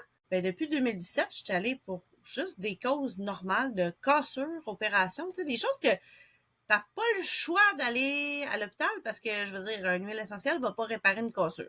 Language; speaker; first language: French; native; French